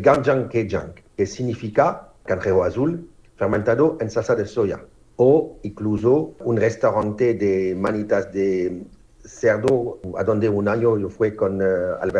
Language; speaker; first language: Spanish; non-native, learner; French